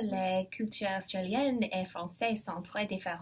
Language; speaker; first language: French; non-native, learner; English